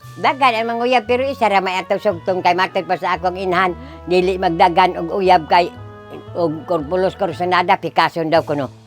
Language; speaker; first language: Cebuano; native; Cebuano